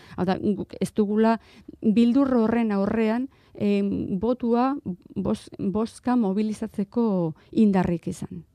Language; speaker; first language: Basque; non-native, local second language; Spanish